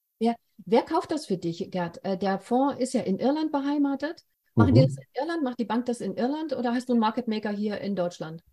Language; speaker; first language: German; native; German